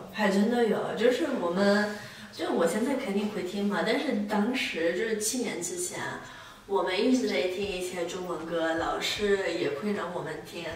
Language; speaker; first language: Chinese; non-native, fluent; Italian